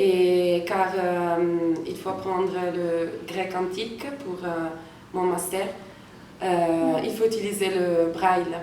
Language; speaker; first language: French; non-native, fluent; Italian